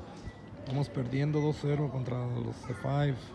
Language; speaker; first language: Spanish; native; Spanish